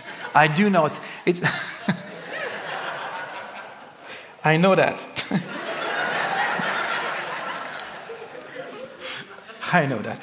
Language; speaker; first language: English; non-native, fluent; French